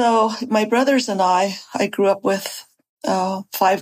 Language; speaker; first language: English; early bilingual, other home language; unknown